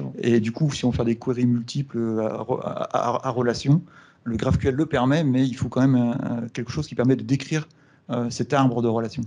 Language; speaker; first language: French; native; French